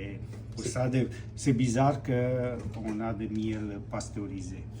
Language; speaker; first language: French; non-native, fluent; Romanian